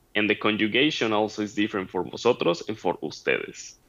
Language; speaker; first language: English; non-native, fluent; Spanish